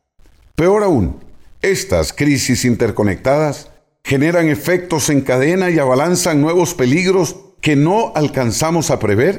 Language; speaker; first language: Spanish; native; Spanish